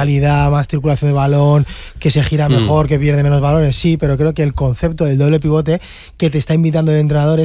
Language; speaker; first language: Spanish; native; Spanish